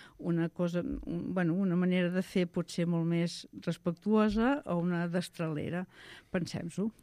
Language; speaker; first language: Catalan; native; Catalan